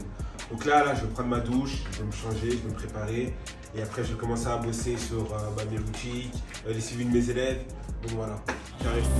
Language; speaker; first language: French; native; French